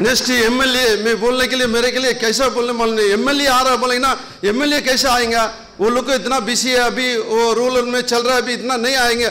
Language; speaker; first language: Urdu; non-native, local second language; Telugu